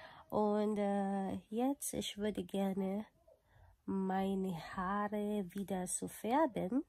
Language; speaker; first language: German; non-native, learner; Filipino